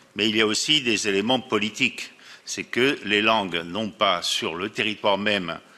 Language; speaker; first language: French; native; French